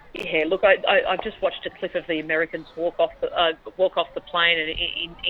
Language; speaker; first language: English; native; English